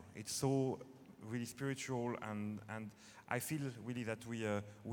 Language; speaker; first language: English; non-native, fluent; French